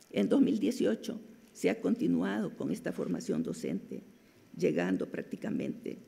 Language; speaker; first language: Spanish; native; Spanish